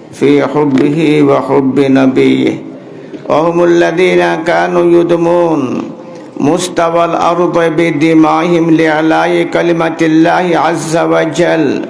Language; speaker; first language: Arabic; non-native, fluent; Bangla